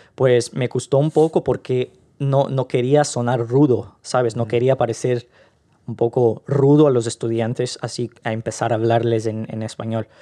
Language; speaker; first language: Spanish; non-native, fluent; Portuguese